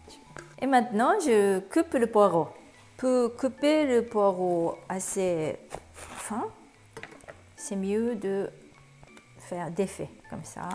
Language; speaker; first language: French; non-native, fluent; Japanese